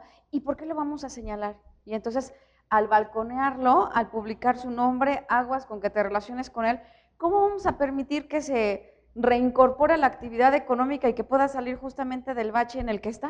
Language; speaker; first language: Spanish; native; Spanish